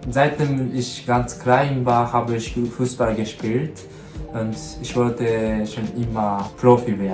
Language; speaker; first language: German; non-native, learner; Japanese